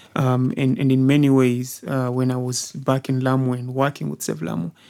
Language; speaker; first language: English; non-native, local second language; Swahili